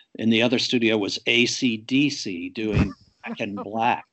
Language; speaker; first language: English; native; English